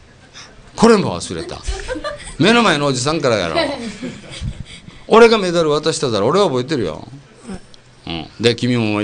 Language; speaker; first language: Japanese; native; Japanese